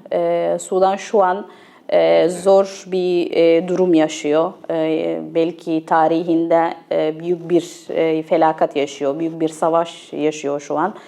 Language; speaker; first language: Turkish; non-native, fluent; Arabic